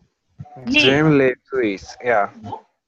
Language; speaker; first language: French; non-native, learner; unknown